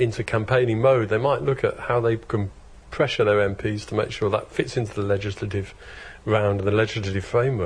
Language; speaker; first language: English; native; English